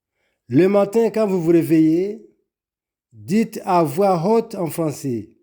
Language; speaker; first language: French; non-native, local second language; Kinyarwanda